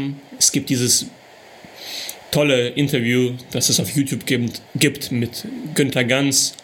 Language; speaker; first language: German; early bilingual, other home language; Russian